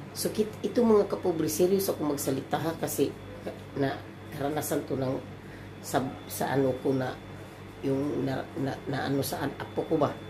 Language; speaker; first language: Filipino; non-native, local second language; Cebuano